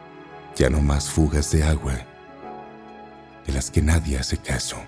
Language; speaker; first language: Spanish; native; Spanish